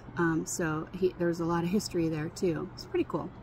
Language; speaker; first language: English; native; English